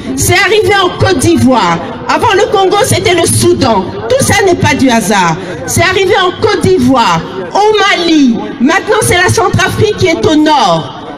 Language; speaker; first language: French; early bilingual, other home language; Lingala